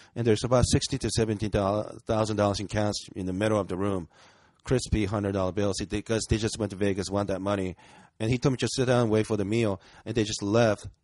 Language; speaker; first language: English; early bilingual, other home language; Japanese